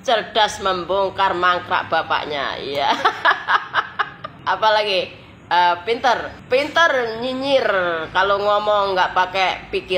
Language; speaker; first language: Indonesian; native; Indonesian